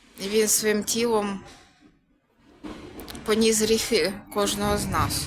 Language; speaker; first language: Ukrainian; native; Ukrainian